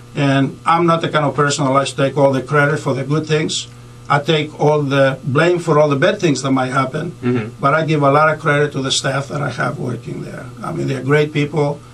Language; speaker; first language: English; non-native, fluent; Greek